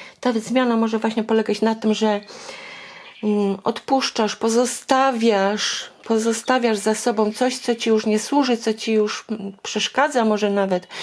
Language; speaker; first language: Polish; native; Polish